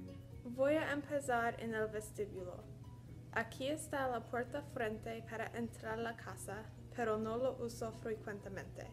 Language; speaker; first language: Spanish; non-native, learner; English